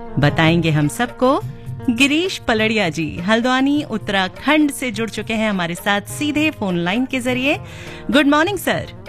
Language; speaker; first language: Hindi; native; Hindi